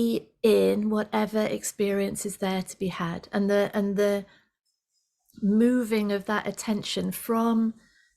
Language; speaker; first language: English; native; English